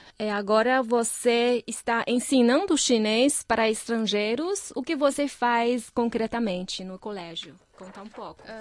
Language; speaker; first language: Portuguese; non-native, fluent; Chinese